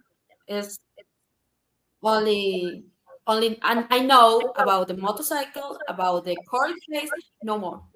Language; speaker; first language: English; non-native, learner; Spanish